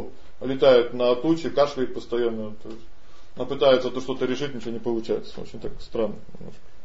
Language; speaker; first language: Russian; native; Russian